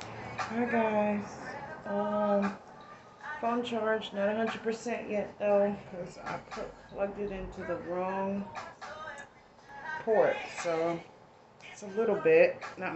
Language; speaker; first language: English; native; English